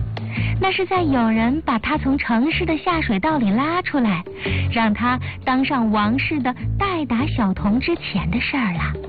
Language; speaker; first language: Chinese; native; Chinese